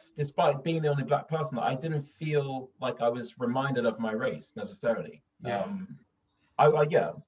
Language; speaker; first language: English; non-native, fluent; Swedish